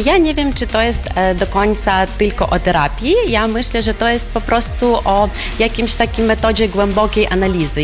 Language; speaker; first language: Polish; non-native, fluent; Ukrainian